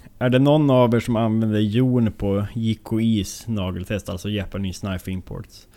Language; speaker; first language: Swedish; native; Swedish